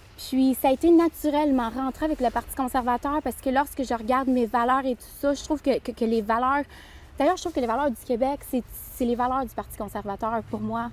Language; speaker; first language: French; early bilingual, other home language; Spanish